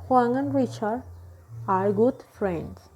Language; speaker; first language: English; non-native, fluent; Spanish